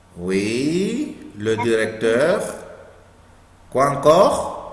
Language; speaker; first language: French; non-native, fluent; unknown